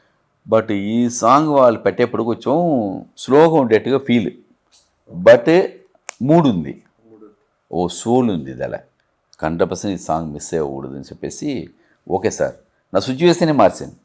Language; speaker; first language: Telugu; non-native, learner; Tamil